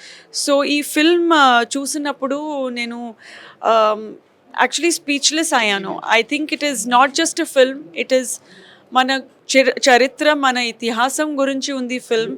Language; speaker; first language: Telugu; non-native, fluent; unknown